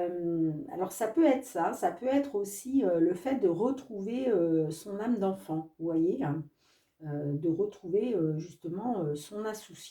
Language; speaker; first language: French; native; French